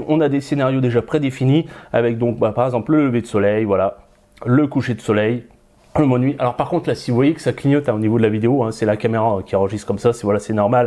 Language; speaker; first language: French; native; French